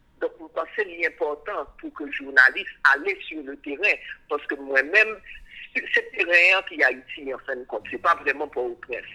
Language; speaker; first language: French; non-native, local second language; Haitian Creole